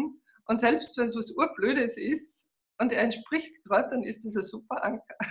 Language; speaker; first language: German; native; German